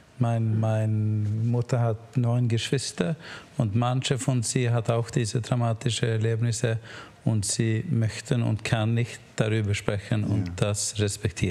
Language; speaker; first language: German; non-native, learner; Swedish